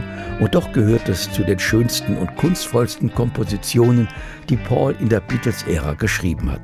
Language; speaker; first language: German; native; German